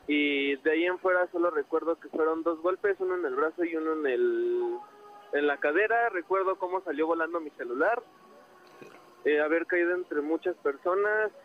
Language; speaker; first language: Spanish; native; Spanish